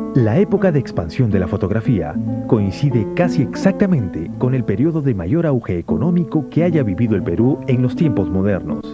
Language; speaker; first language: Spanish; native; Spanish